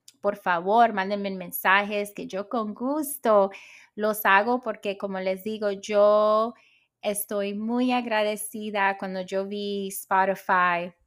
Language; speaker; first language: Spanish; early bilingual, heritage; Spanish